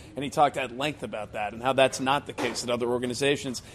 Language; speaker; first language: English; native; English